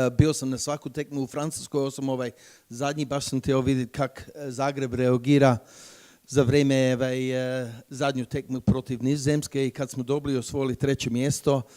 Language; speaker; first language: Bosnian; early bilingual, heritage; Croatian